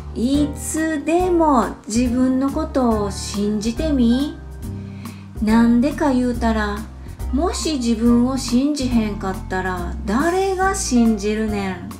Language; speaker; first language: Japanese; native; Japanese